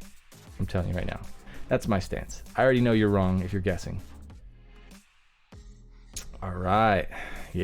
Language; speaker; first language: English; native; English